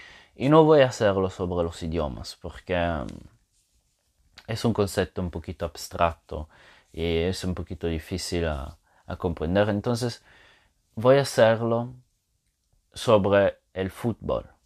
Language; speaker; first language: Spanish; non-native, fluent; French